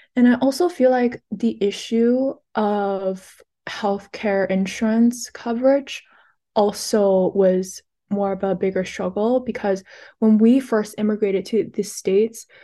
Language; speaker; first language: English; early bilingual, other home language; Chinese